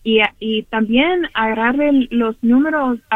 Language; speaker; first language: Spanish; early bilingual, heritage; Spanish